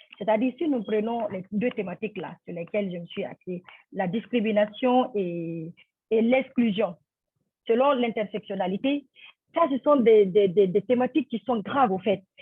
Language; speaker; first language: French; non-native, local second language; Fula